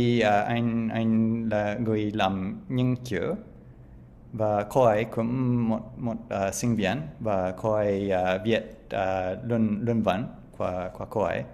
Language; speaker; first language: Vietnamese; non-native, learner; English